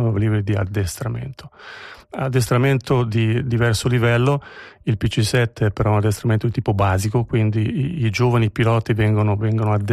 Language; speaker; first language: Italian; native; Italian